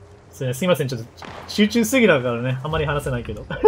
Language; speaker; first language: Japanese; non-native, fluent; English